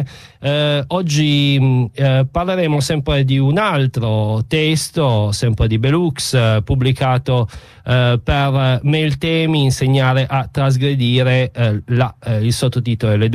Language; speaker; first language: Italian; native; Italian